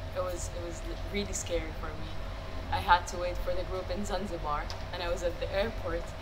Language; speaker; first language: English; non-native, fluent; Arabic